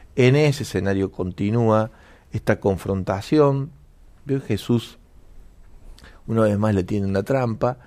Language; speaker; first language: Spanish; native; Spanish